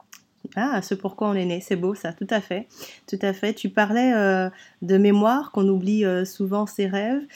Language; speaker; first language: French; native; French